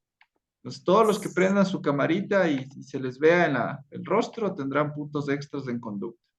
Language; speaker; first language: Spanish; native; Spanish